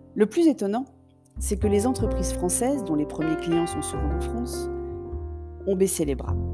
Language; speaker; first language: French; native; French